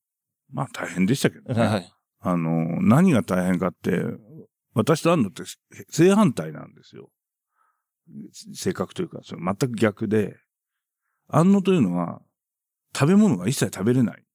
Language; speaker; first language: Japanese; native; Japanese